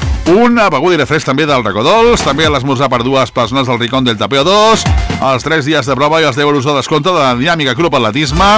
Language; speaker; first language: Catalan; native; Catalan